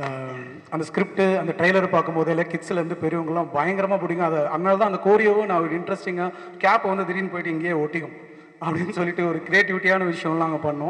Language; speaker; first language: Tamil; native; Tamil